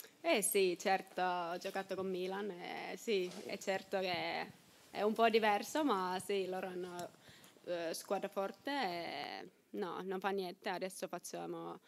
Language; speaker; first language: Italian; non-native, learner; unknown